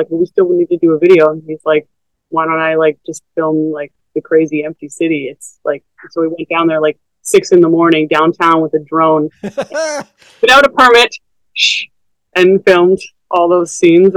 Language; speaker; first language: English; native; English